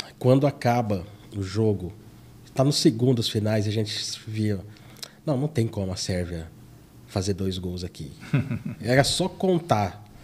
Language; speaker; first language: Portuguese; native; Portuguese